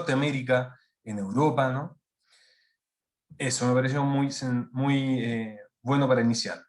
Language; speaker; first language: Spanish; native; Spanish